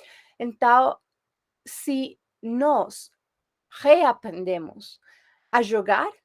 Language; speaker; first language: Portuguese; non-native, fluent; Spanish